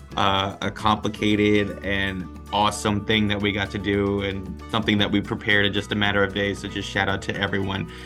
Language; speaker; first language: English; early bilingual, other home language; Spanish